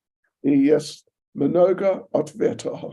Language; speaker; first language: Russian; non-native, learner; English